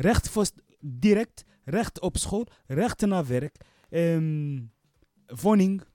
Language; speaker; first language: Dutch; non-native, learner; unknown